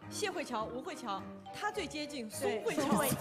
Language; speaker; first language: Chinese; native; Chinese